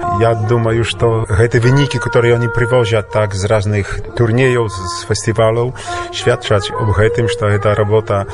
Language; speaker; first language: Polish; non-native, learner; Belarusian